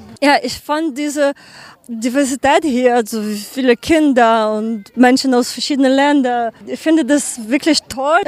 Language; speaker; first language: German; non-native, learner; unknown